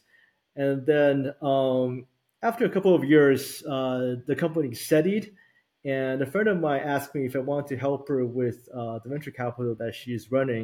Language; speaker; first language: English; early bilingual, other home language; Chinese